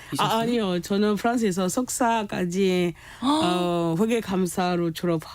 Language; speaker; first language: Korean; non-native, fluent; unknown